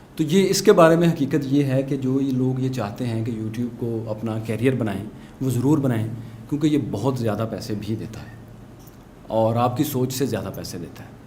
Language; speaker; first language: Urdu; non-native, local second language; Punjabi